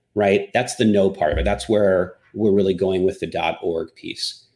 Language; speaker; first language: English; native; English